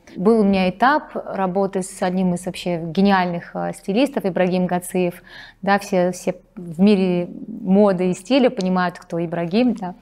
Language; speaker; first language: Russian; native; Russian